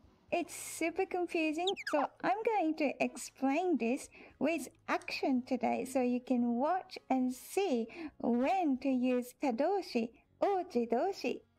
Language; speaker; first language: English; non-native, fluent; Japanese